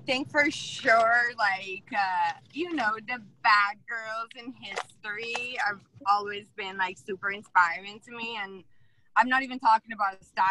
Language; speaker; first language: English; non-native, fluent; Italian